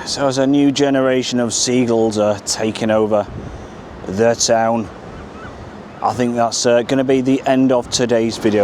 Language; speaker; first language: English; native; English